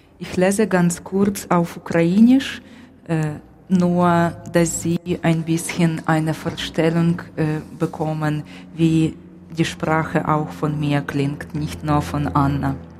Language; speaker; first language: German; non-native, fluent; Ukrainian